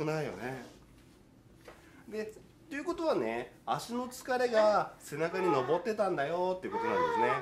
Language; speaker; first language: Japanese; native; Japanese